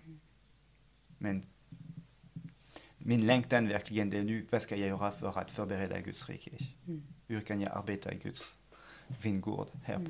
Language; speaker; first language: Swedish; non-native, fluent; French